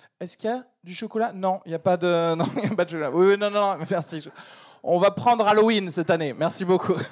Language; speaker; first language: French; early bilingual, other home language; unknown